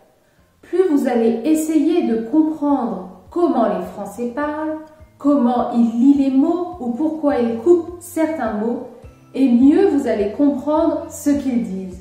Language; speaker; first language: French; native; French